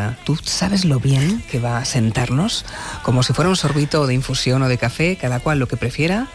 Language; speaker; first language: Spanish; native; Spanish